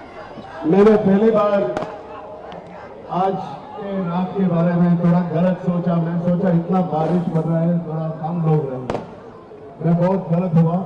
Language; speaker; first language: Hindi; non-native, local second language; Telugu